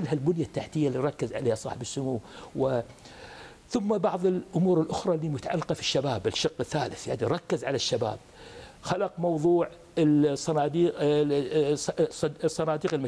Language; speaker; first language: Arabic; native; Arabic